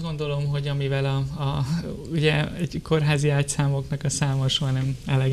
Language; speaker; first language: Hungarian; native; Hungarian